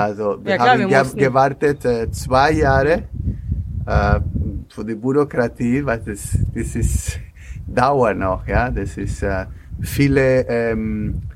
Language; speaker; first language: German; non-native, learner; Spanish